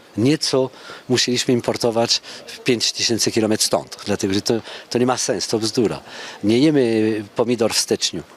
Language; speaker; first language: Polish; non-native, fluent; French